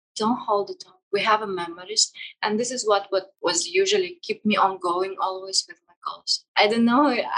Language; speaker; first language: English; non-native, fluent; Kazakh